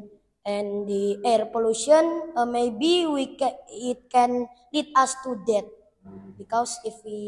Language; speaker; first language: English; non-native, learner; Indonesian